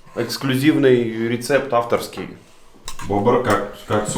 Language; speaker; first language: Russian; native; Russian